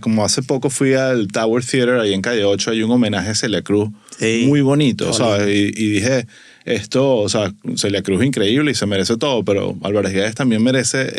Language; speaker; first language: Spanish; native; Spanish